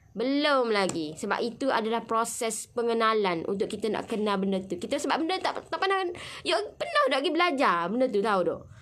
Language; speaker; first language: Malay; native; Malay